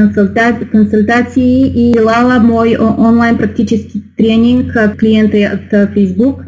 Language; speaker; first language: Russian; non-native, learner; Bulgarian